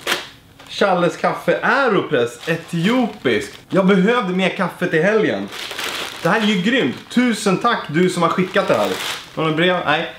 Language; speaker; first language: Swedish; native; Swedish